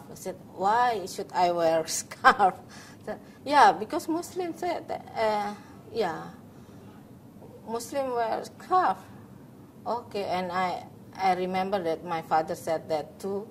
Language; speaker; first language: English; non-native, learner; Indonesian